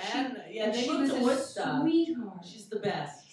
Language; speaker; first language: English; native; English